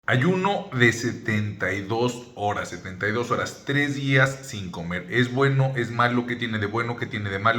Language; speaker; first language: Spanish; native; Spanish